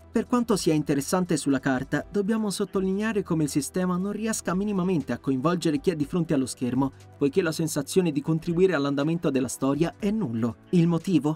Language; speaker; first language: Italian; native; Italian